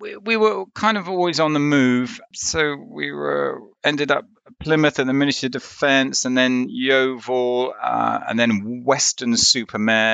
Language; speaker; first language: English; native; English